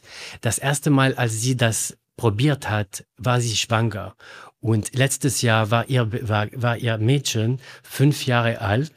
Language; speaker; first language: German; non-native, learner; Arabic